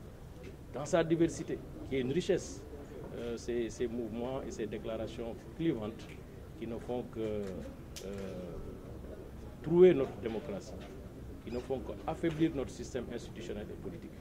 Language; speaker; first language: French; non-native, local second language; Wolof